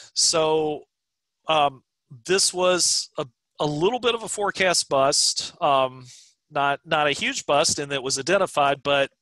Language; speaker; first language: English; native; English